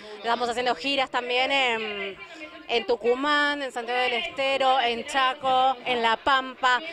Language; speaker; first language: Spanish; native; Spanish